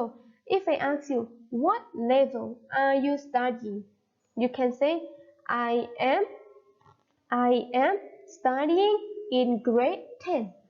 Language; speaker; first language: English; non-native, fluent; Thai